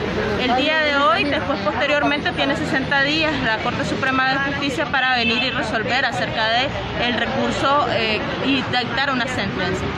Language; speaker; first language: Spanish; native; Spanish